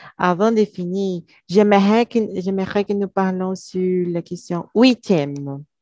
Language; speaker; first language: French; non-native, learner; Portuguese